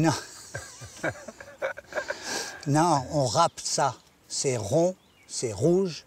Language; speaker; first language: French; native; French